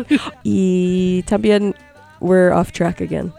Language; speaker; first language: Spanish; early bilingual, heritage; Spanish